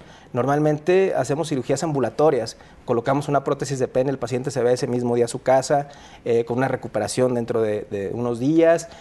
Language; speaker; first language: Spanish; native; Spanish